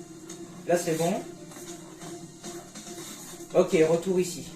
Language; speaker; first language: French; native; French